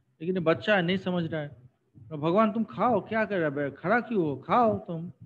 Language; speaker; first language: Hindi; non-native, local second language; Bangla